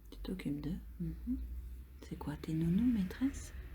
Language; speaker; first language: French; native; French